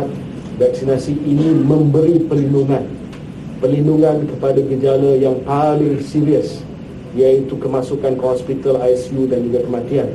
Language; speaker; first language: Malay; native; Malay